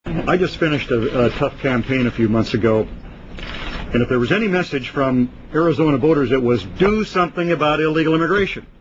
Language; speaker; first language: English; native; English